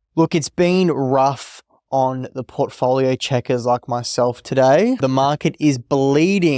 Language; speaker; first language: English; native; English